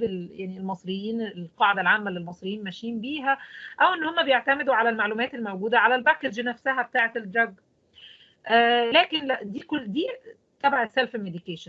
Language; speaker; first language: Arabic; native; Arabic